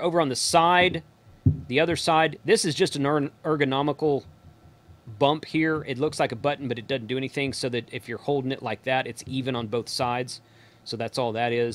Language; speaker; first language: English; native; English